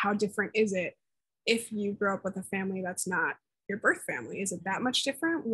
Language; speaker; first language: English; native; English